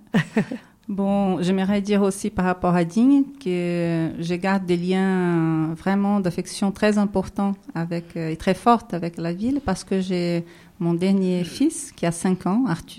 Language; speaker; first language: French; non-native, fluent; Portuguese